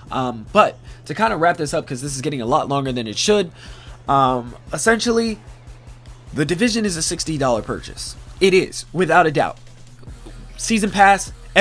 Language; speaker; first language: English; native; English